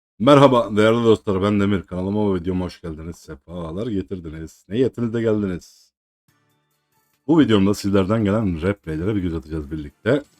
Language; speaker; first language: Turkish; native; Turkish